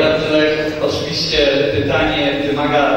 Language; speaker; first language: Polish; native; Polish